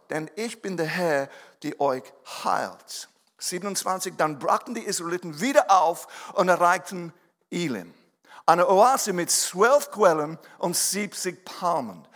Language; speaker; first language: German; non-native, fluent; English